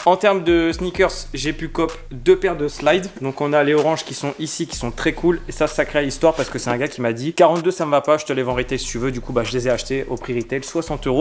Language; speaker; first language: French; native; French